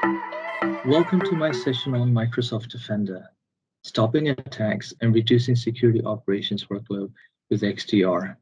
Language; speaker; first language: English; non-native, fluent; Burmese